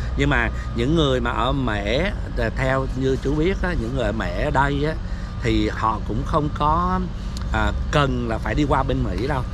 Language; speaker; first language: Vietnamese; native; Vietnamese